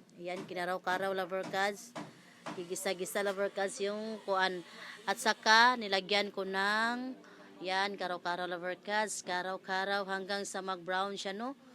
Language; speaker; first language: Filipino; non-native, local second language; Cebuano